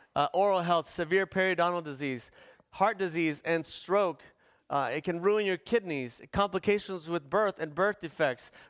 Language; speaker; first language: English; early bilingual, other home language; Spanish